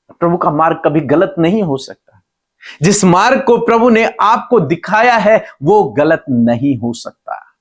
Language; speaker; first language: Hindi; native; Hindi